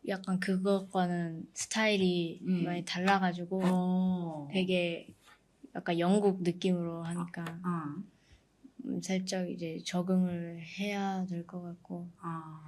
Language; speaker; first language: Korean; early bilingual, heritage; Korean